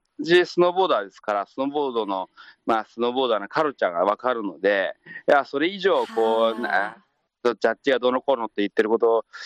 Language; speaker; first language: Japanese; non-native, fluent; Chinese